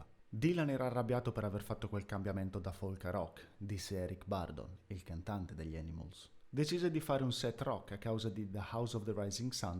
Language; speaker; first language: Italian; native; Italian